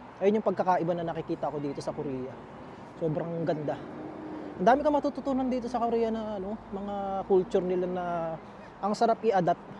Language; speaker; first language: Filipino; native; Filipino